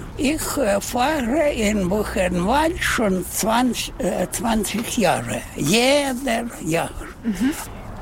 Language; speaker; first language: German; non-native, learner; Russian